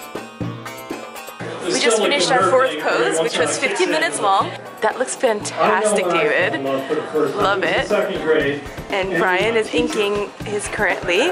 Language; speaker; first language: English; native; English